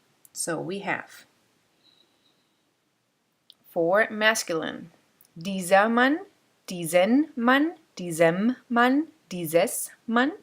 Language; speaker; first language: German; non-native, fluent; English